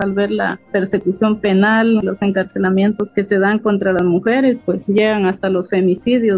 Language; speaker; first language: Spanish; native; Spanish